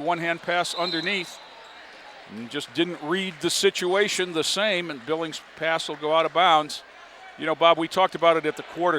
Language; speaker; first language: English; native; English